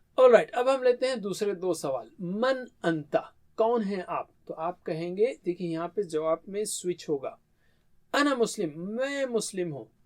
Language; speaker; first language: Urdu; native; Urdu